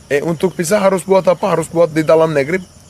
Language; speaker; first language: Indonesian; non-native, learner; Turkish